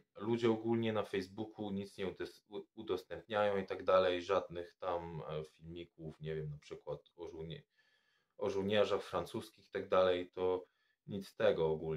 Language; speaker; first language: Polish; non-native, fluent; French